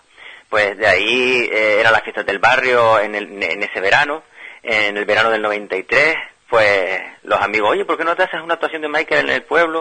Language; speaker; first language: Spanish; native; Spanish